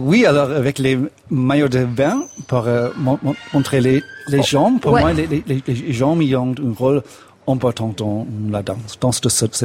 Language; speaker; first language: French; non-native, fluent; English